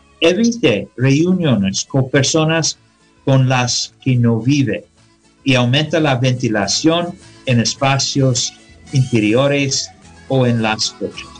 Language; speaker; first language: Spanish; non-native, learner; English